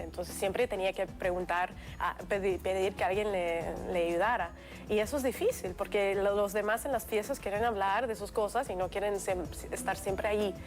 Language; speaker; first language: Spanish; non-native, fluent; Russian